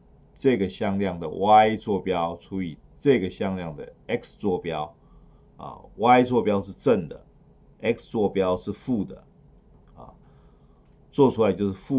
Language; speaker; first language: Chinese; native; Chinese